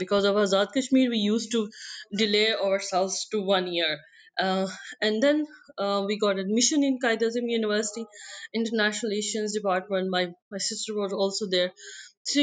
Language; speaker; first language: English; non-native, local second language; Punjabi